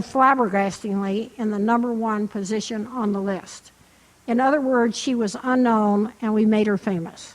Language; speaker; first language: English; native; English